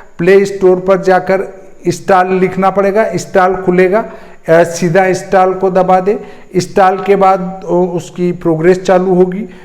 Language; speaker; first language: Hindi; native; Hindi